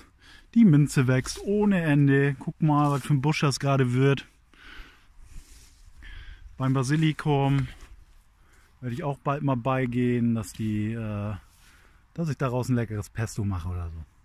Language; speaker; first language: German; native; German